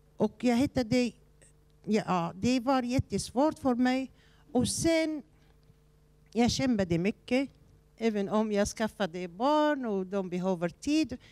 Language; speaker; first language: Swedish; non-native, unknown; Arabic